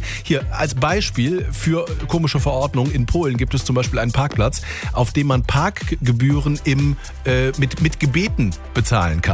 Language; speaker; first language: German; native; German